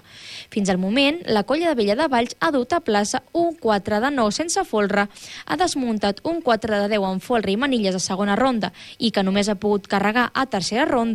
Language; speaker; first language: Catalan; native; Catalan